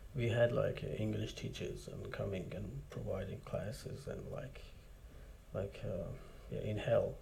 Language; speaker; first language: English; non-native, fluent; Persian